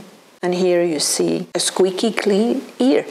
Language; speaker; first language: English; non-native, fluent; Dutch